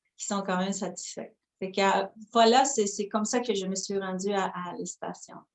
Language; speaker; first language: French; non-native, fluent; Spanish